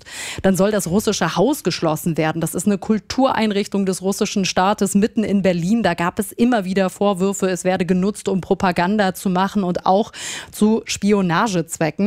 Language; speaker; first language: German; native; German